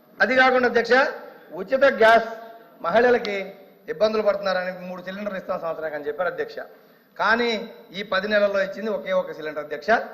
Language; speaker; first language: Telugu; native; Telugu